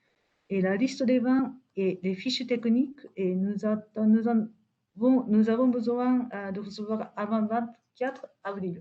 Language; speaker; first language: French; non-native, fluent; Japanese